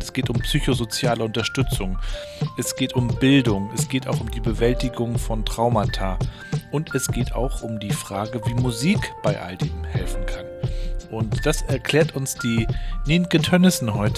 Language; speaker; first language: German; native; German